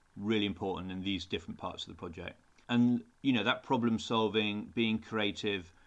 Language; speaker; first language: English; native; English